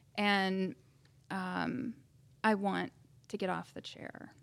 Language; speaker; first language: English; native; English